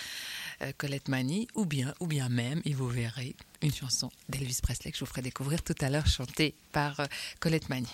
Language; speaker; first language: French; native; French